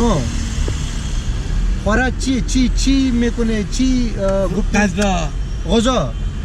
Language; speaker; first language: Persian; non-native, learner; Urdu